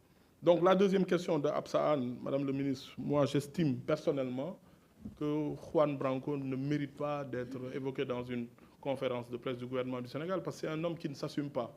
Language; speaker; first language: French; non-native, local second language; Wolof